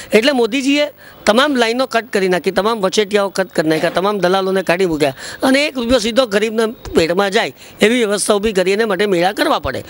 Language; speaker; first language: Gujarati; native; Gujarati